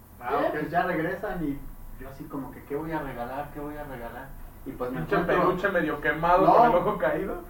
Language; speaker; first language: Spanish; native; Spanish